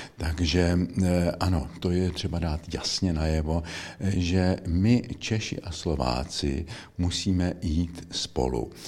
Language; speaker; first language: Czech; native; Czech